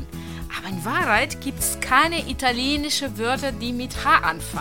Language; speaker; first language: German; non-native, local second language; Italian